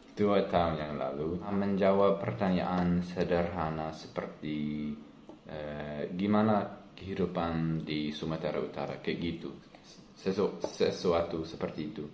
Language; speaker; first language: Indonesian; non-native, learner; English